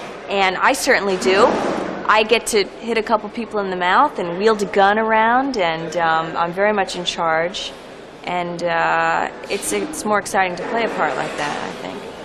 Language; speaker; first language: English; native; English